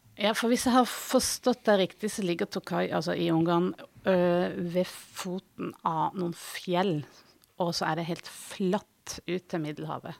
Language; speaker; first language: Norwegian; native; Norwegian